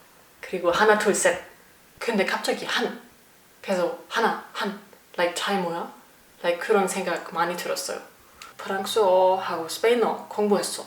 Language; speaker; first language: Korean; non-native, learner; German